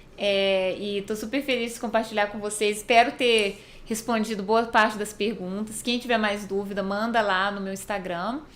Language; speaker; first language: Portuguese; native; Portuguese